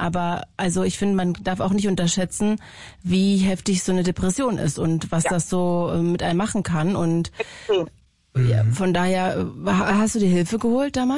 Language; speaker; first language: German; native; German